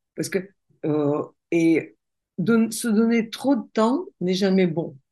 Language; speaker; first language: French; non-native, fluent; Russian